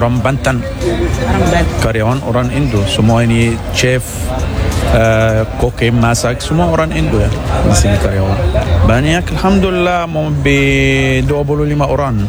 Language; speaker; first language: Indonesian; non-native, learner; Arabic